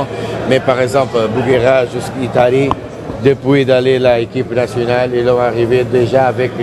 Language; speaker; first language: French; non-native, learner; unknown